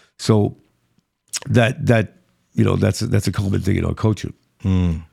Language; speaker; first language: English; early bilingual, other home language; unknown